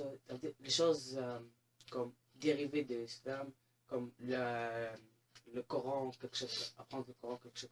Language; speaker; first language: French; non-native, fluent; Arabic